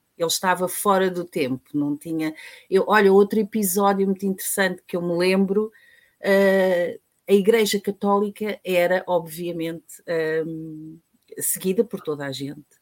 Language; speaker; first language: Portuguese; native; Portuguese